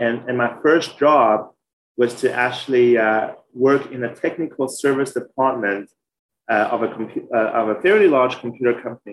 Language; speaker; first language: English; early bilingual, other home language; Chinese